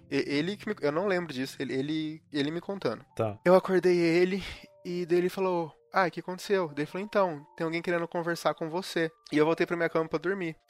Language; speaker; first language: Portuguese; native; Portuguese